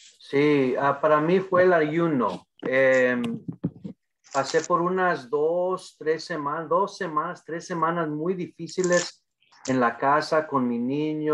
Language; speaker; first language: Spanish; early bilingual, other home language; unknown